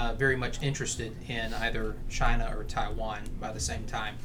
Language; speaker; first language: English; native; English